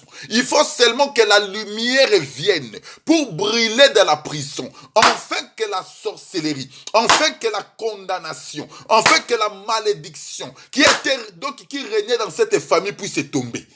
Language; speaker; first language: French; non-native, local second language; Lingala